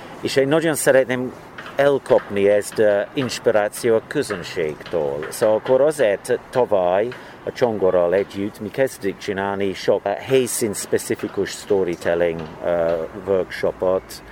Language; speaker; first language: Hungarian; non-native, learner; English